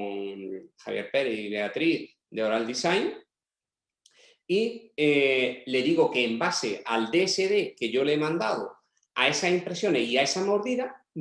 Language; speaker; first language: Spanish; native; Spanish